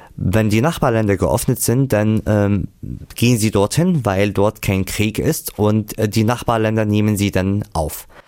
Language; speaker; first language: German; non-native, fluent; Arabic